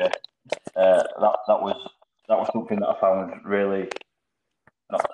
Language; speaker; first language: English; native; English